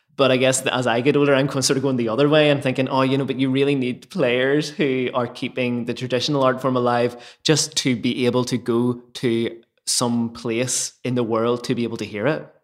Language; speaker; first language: English; native; English